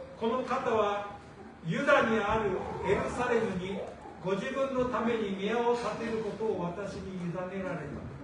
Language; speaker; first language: Japanese; native; Japanese